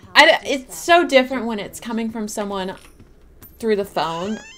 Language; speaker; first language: English; native; English